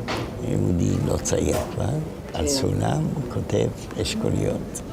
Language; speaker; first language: Hebrew; non-native, fluent; German